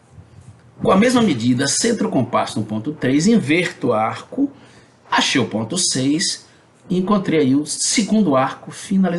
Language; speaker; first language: Portuguese; native; Portuguese